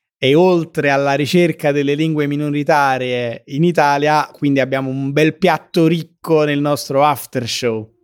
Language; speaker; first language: Italian; native; Italian